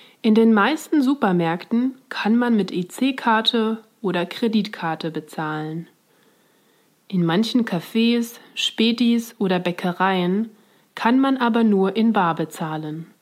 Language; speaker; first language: German; non-native, fluent; Swiss German